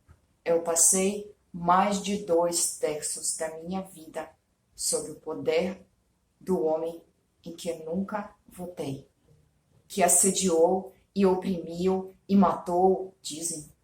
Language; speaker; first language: Portuguese; non-native, fluent; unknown